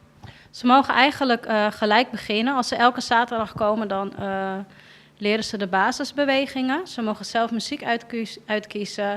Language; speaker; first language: Dutch; native; Dutch